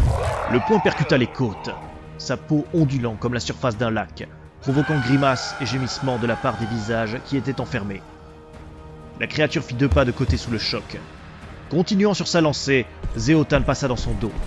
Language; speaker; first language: French; native; French